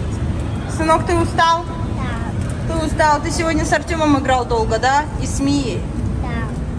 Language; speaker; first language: Russian; native; Russian